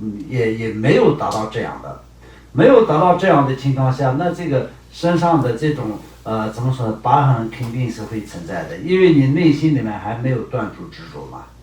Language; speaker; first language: Chinese; non-native, local second language; Tibetan